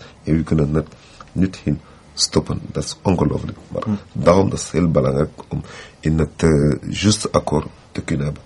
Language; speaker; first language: Dutch; non-native, learner; French